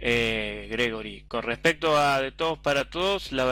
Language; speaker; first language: Spanish; native; Spanish